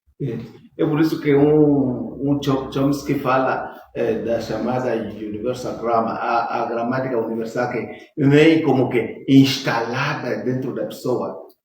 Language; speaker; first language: Portuguese; non-native, local second language; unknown